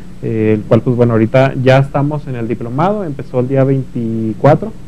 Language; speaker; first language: Spanish; native; Spanish